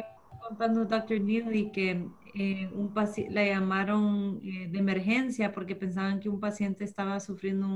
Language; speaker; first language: Spanish; early bilingual, heritage; Spanish